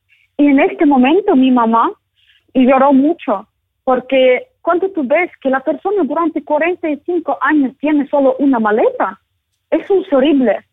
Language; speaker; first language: Spanish; non-native, learner; Ukrainian